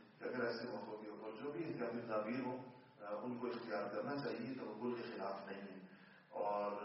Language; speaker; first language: Urdu; non-native, local second language; Pashto